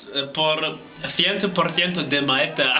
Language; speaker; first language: Spanish; non-native, learner; German